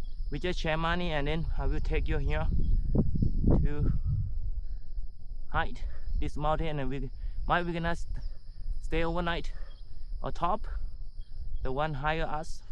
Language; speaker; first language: English; non-native, learner; Thai